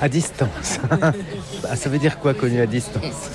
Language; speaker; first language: French; native; French